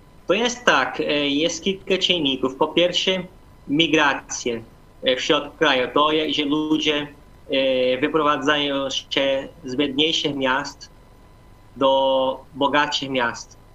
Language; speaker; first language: Polish; non-native, fluent; Portuguese